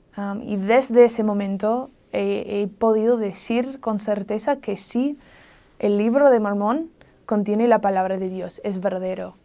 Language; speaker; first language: Spanish; non-native, fluent; English